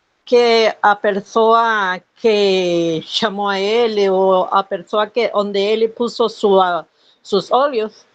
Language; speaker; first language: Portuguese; non-native, fluent; Spanish